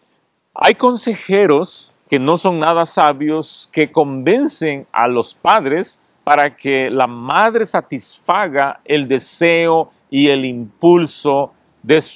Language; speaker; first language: Spanish; native; Spanish